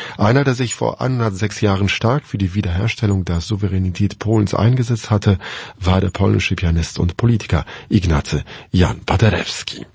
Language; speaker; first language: German; non-native, fluent; Polish